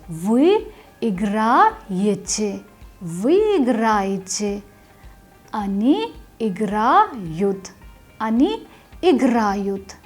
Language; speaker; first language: Russian; non-native, fluent; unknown